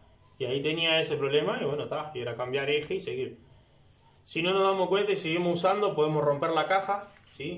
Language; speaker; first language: Spanish; native; Spanish